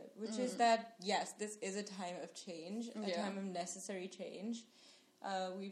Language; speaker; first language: English; non-native, local second language; Sinhala